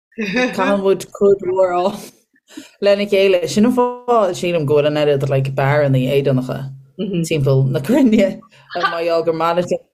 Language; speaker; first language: Irish; native; Irish